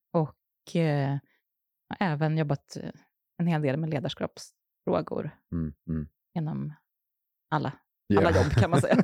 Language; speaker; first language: Swedish; native; Swedish